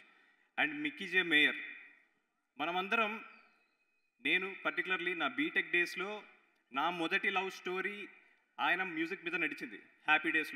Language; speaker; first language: Telugu; native; Telugu